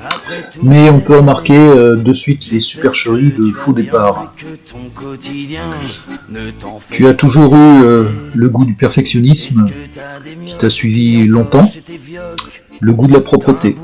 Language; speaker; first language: French; native; French